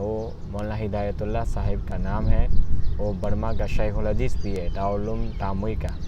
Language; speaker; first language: Hindi; non-native, learner; Burmese